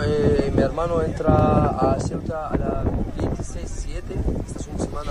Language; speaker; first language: Spanish; non-native, learner; Arabic